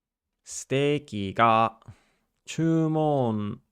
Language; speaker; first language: Japanese; non-native, learner; English